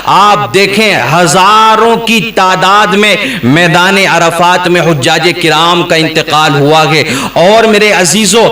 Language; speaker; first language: Urdu; native; Urdu